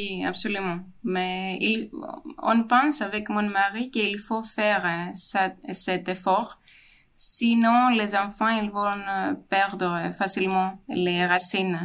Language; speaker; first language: French; non-native, fluent; Greek